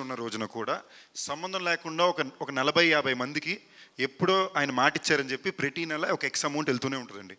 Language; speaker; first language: Telugu; native; Telugu